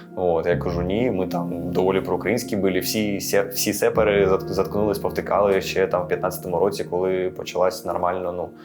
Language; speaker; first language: Ukrainian; non-native, local second language; Russian